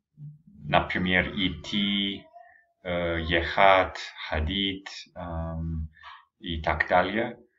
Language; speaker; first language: Russian; non-native, learner; English